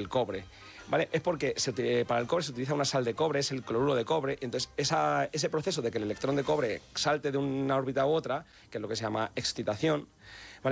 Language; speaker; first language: Spanish; native; Spanish